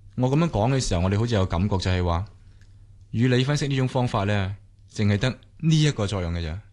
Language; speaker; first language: Cantonese; native; Cantonese